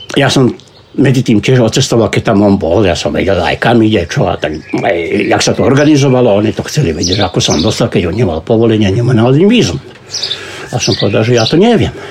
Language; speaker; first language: Slovak; early bilingual, heritage; Slovak